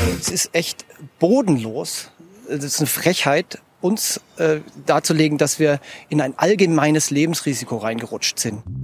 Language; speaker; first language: German; native; German